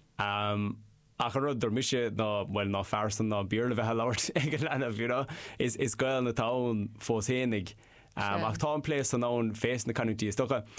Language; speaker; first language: Irish; non-native, local second language; English